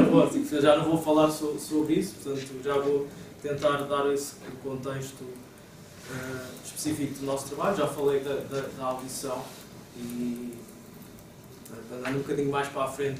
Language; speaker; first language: Portuguese; native; Portuguese